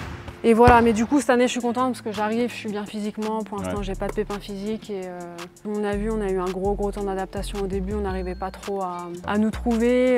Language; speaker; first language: French; native; French